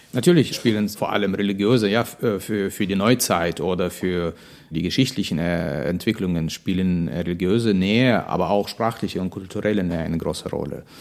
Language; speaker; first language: German; non-native, fluent; Russian